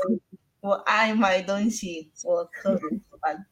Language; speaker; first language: Chinese; non-native, learner; Spanish